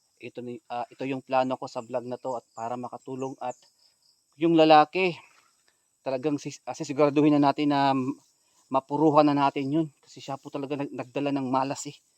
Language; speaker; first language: Filipino; native; Filipino